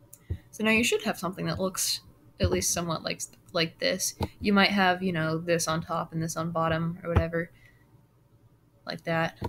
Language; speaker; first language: English; native; English